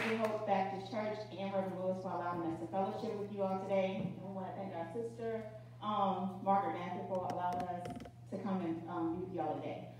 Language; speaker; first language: English; native; English